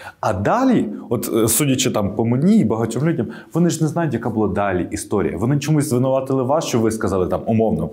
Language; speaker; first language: Ukrainian; native; Ukrainian